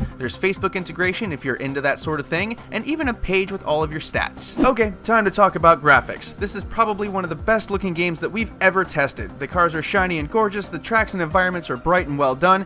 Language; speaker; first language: English; native; English